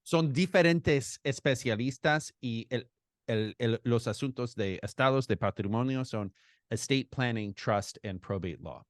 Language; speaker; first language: Spanish; non-native, fluent; English